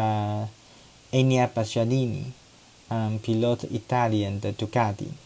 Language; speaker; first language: French; non-native, learner; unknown